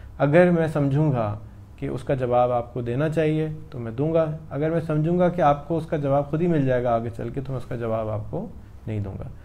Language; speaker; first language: Urdu; native; Urdu